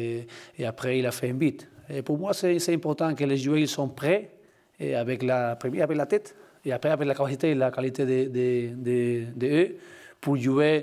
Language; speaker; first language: French; non-native, learner; Spanish